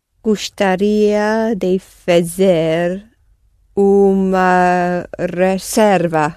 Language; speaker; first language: Portuguese; non-native, learner; English